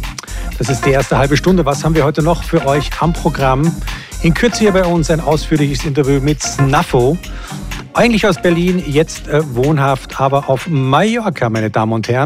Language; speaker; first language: German; native; German